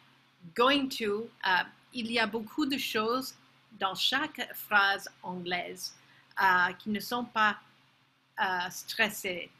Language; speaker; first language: French; non-native, fluent; English